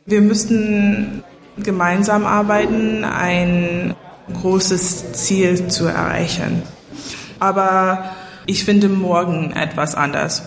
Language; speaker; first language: German; non-native, learner; English